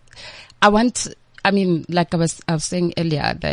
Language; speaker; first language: English; non-native, local second language; Northern Sotho